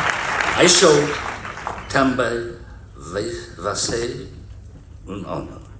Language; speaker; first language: Catalan; non-native, learner; English